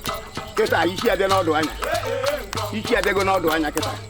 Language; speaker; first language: Igbo; native; Igbo